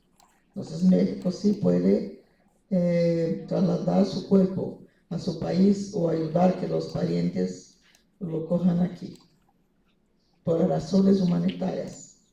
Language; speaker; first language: Spanish; non-native, fluent; Portuguese